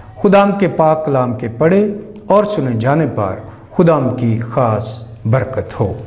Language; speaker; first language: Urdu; non-native, local second language; Punjabi